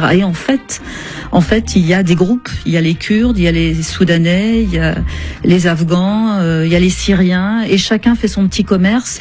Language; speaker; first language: French; native; French